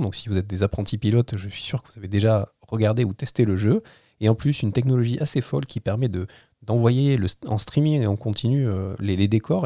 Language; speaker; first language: French; native; French